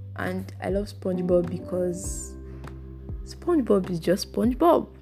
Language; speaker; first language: English; non-native, local second language; Yoruba